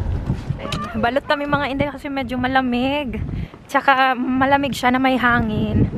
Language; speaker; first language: Filipino; non-native, local second language; Cebuano